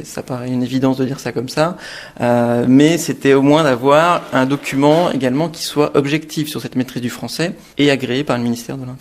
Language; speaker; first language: French; native; French